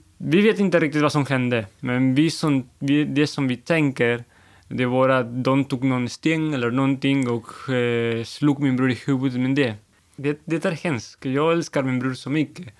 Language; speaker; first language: Swedish; non-native, fluent; Spanish